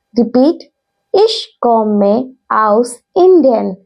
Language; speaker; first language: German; non-native, fluent; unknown